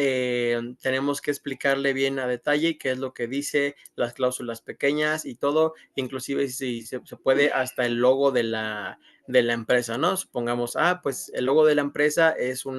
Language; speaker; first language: Spanish; native; Spanish